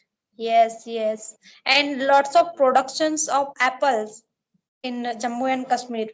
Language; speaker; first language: English; non-native, learner; Marathi